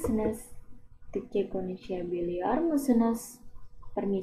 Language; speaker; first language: Turkish; non-native, fluent; Indonesian